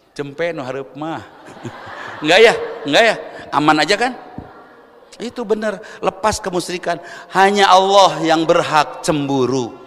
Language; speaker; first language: Indonesian; non-native, local second language; Sundanese